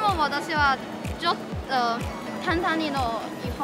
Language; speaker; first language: Japanese; non-native, learner; Cantonese